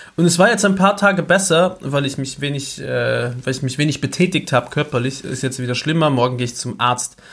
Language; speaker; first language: German; native; German